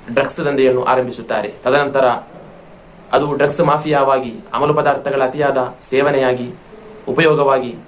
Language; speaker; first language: Kannada; non-native, local second language; Malayalam